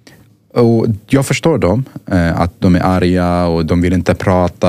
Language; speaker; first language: Swedish; non-native, fluent; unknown